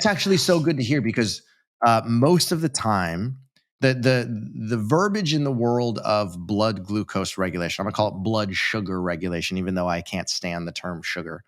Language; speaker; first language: English; native; English